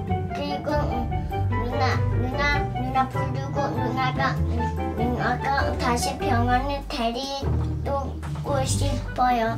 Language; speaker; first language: Korean; early bilingual, other home language; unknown